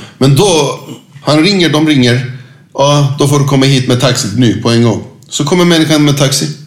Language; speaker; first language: Swedish; non-native, fluent; Turkish